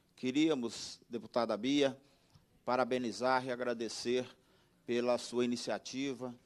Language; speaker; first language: Portuguese; native; Portuguese